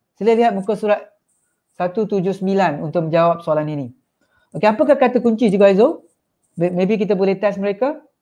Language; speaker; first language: Malay; non-native, local second language; Tamil